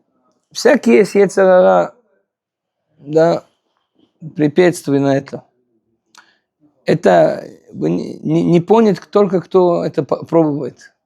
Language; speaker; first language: Russian; non-native, fluent; Hebrew